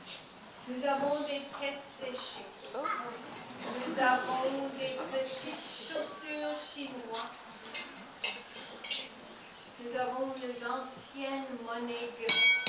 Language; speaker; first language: French; non-native, learner; English